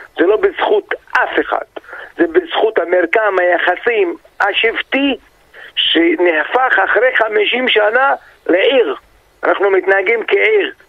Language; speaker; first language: Hebrew; non-native, local second language; Arabic